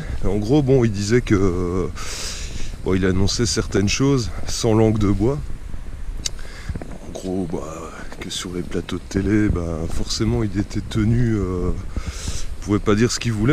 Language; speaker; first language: French; native; French